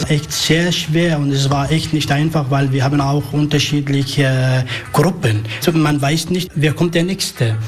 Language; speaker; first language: German; non-native, learner; Arabic